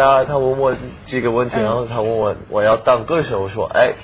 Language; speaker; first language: Chinese; non-native, learner; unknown